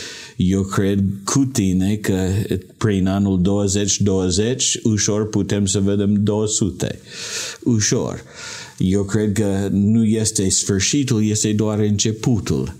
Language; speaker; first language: Romanian; non-native, learner; English